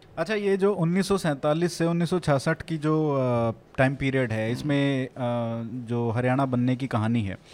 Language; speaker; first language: Hindi; native; Hindi